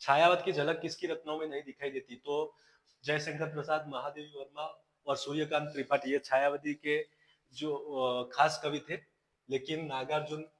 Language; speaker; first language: Hindi; non-native, local second language; Gujarati